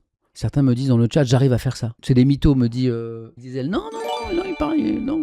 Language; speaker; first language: French; native; French